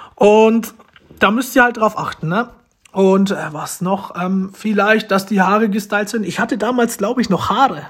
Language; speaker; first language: German; early bilingual, other home language; Romanian